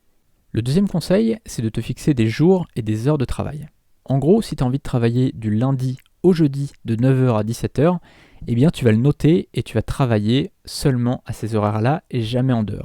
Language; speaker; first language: French; native; French